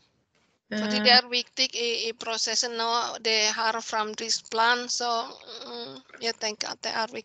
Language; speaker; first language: Norwegian; non-native, learner; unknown